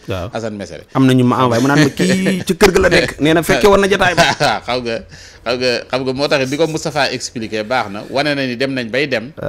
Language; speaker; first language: Wolof; native; Wolof